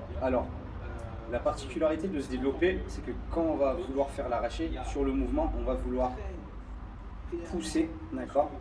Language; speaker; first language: French; native; French